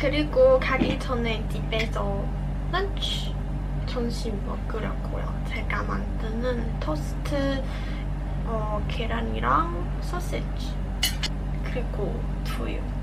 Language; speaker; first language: Korean; non-native, learner; Cantonese